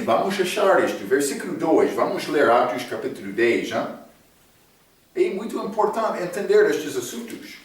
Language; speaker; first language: Portuguese; non-native, fluent; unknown